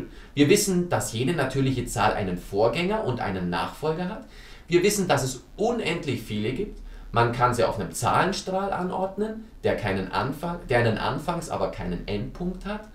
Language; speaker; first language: German; native; German